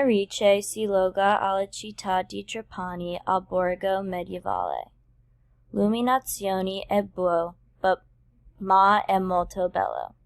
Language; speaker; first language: Italian; non-native, learner; English